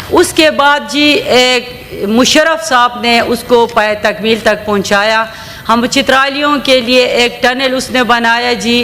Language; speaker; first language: Urdu; non-native, local second language; Khowar